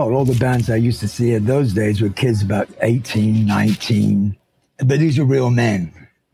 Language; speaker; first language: English; native; English